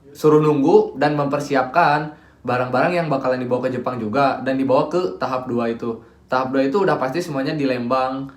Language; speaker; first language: Indonesian; native; Indonesian